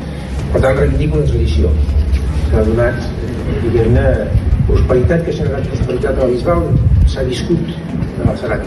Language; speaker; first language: Catalan; native; Catalan